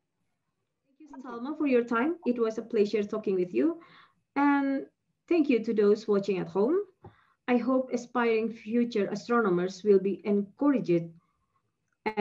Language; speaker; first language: English; non-native, fluent; Indonesian